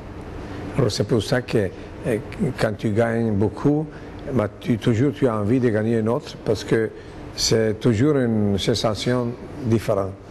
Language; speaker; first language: French; non-native, fluent; Italian